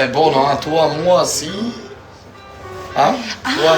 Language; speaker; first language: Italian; non-native, learner; Albanian